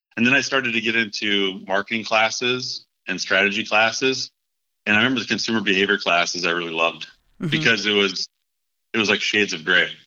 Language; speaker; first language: English; native; English